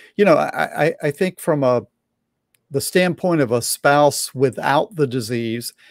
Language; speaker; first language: English; native; English